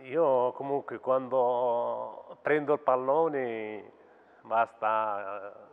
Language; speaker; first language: Italian; non-native, fluent; Arabic